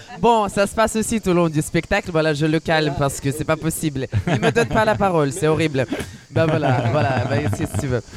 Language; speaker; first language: French; non-native, fluent; Ukrainian